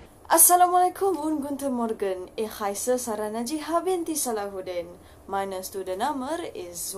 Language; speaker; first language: German; non-native, learner; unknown